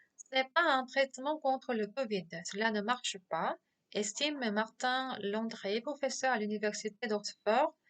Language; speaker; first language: French; non-native, fluent; Korean